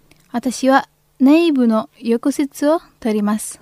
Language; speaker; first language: Japanese; non-native, fluent; Indonesian